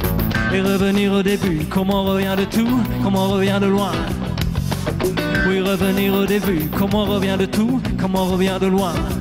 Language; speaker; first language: French; native; French